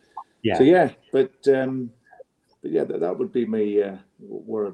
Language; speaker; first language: English; native; English